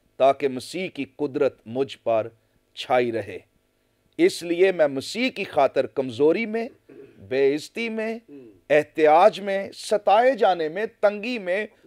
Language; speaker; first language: Urdu; non-native, local second language; Punjabi